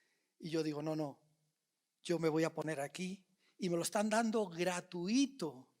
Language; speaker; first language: Spanish; native; Spanish